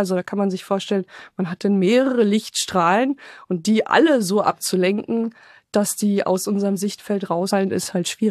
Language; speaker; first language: German; native; German